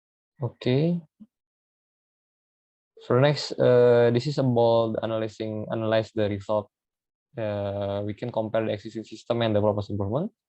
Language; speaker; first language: English; non-native, learner; Indonesian